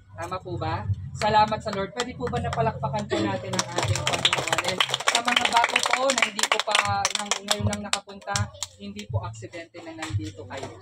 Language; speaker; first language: Filipino; non-native, local second language; Iloko